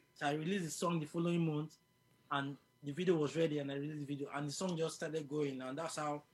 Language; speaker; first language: English; non-native, local second language; Yoruba